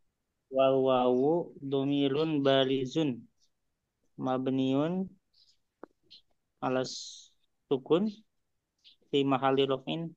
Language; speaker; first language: Arabic; non-native, learner; Indonesian